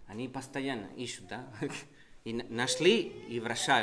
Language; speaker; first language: Russian; non-native, fluent; Spanish